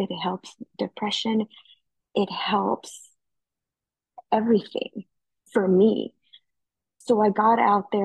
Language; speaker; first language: English; native; English